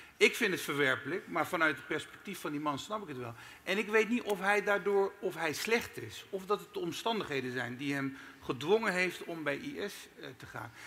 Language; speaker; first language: Dutch; early bilingual, other home language; Turkish